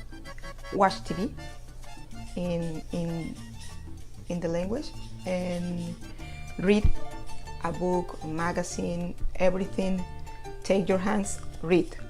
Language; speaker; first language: English; non-native, learner; Spanish